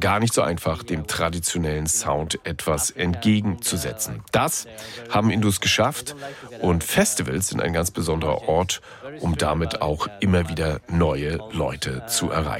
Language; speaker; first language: German; native; German